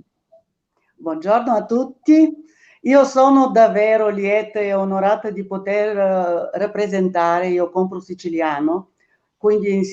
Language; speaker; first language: Italian; non-native, fluent; Bulgarian